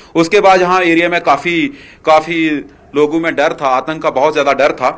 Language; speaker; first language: Hindi; native; Hindi